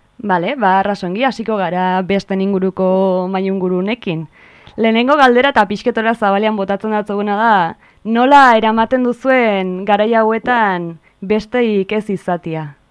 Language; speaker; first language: Basque; native; Basque